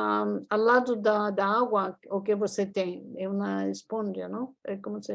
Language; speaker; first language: Portuguese; non-native, fluent; Spanish